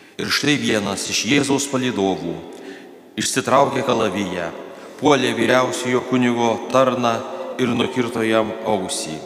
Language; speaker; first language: Lithuanian; native; Lithuanian